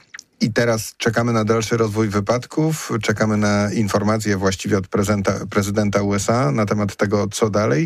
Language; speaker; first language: Polish; native; Polish